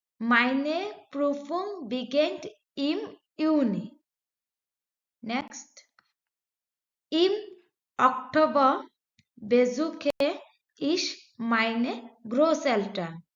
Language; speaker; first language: German; non-native, fluent; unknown